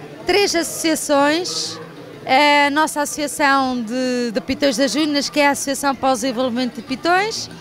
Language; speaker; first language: Portuguese; native; Portuguese